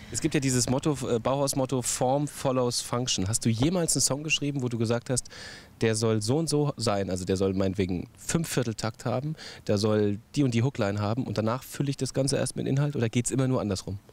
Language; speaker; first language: German; native; German